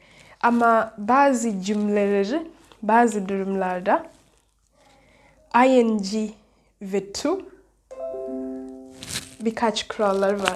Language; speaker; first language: Turkish; non-native, fluent; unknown